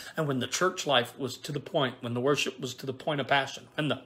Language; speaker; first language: English; native; English